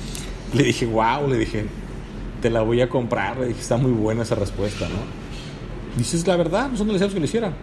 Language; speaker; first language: Spanish; native; Spanish